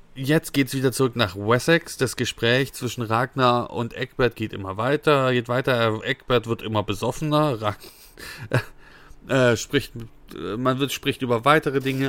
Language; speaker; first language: German; native; German